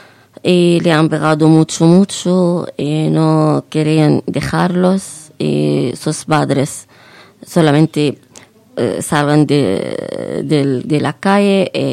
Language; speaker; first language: Spanish; non-native, fluent; Arabic